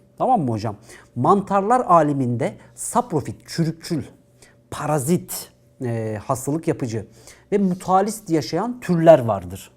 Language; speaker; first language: Turkish; native; Turkish